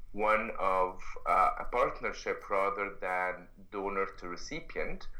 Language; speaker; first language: English; non-native, fluent; Arabic